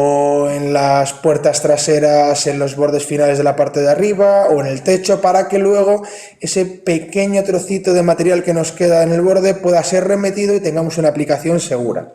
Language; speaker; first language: Spanish; native; Spanish